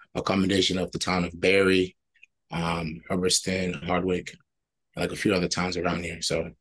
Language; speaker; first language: English; early bilingual, other home language; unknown